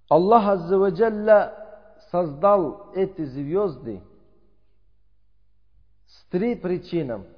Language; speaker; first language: Russian; non-native, learner; Uzbek